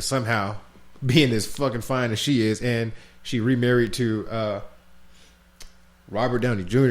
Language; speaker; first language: English; native; English